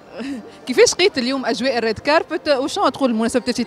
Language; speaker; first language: Arabic; native; Arabic